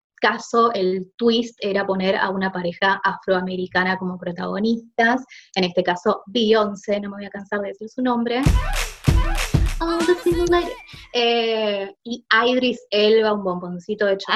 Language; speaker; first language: Spanish; native; Spanish